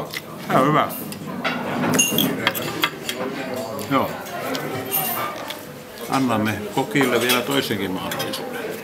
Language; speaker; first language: Finnish; native; Finnish